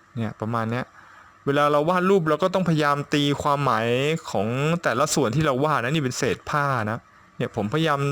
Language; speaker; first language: Thai; native; Thai